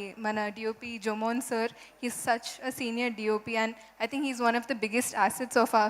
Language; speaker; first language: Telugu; non-native, fluent; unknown